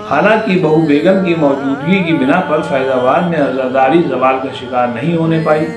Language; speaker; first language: Urdu; native; Urdu